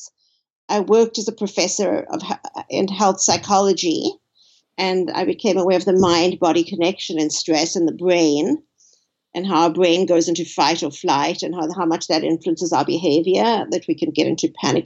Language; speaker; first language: English; native; English